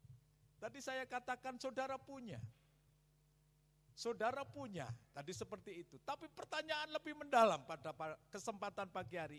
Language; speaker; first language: Indonesian; native; Indonesian